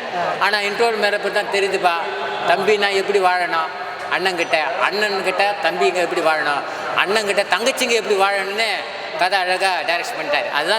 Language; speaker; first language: Tamil; native; Tamil